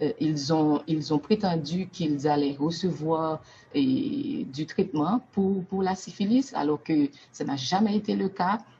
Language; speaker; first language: French; non-native, local second language; Haitian Creole